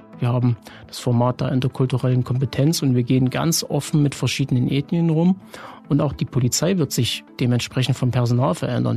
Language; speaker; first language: German; native; German